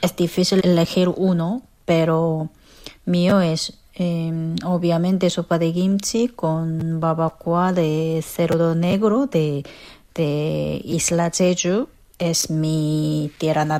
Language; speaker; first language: Spanish; non-native, fluent; Korean